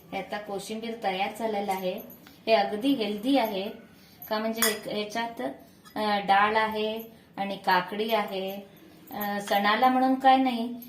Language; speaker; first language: Marathi; non-native, local second language; Kannada